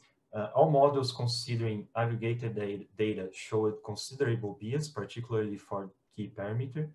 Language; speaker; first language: English; non-native, fluent; Portuguese